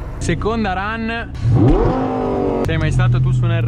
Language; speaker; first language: Italian; native; Italian